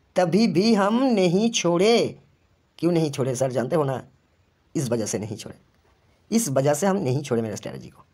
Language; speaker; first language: Hindi; non-native, local second language; Bangla